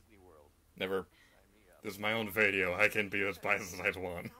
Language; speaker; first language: English; native; English